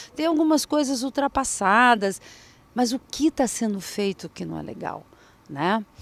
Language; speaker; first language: Portuguese; native; Portuguese